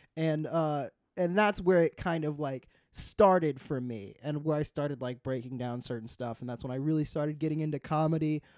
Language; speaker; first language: English; native; English